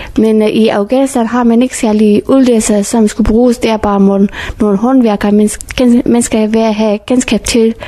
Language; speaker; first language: Danish; non-native, fluent; Persian